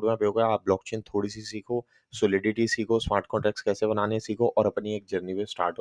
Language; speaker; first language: Hindi; native; Hindi